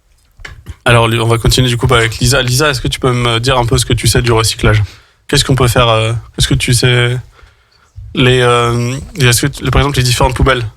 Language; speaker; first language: French; native; French